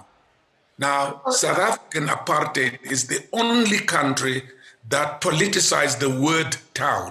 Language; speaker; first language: English; non-native, local second language; Xhosa